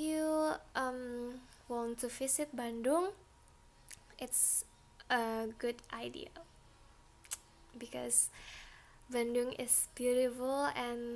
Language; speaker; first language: English; non-native, learner; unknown